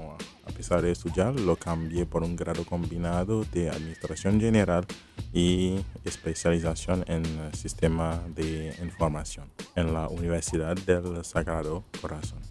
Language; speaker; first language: Spanish; non-native, fluent; Haitian Creole